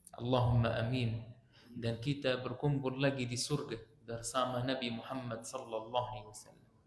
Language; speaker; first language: Malay; non-native, fluent; Arabic